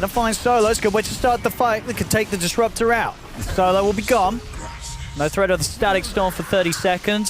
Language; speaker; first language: English; native; English